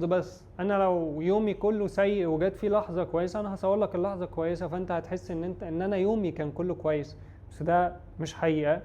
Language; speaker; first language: Arabic; native; Arabic